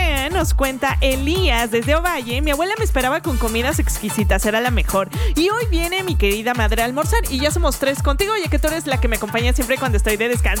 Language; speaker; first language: Spanish; native; Spanish